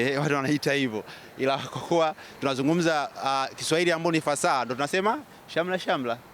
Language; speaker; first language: Swahili; native; Swahili